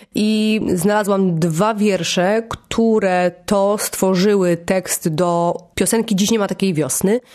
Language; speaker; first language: Polish; native; Polish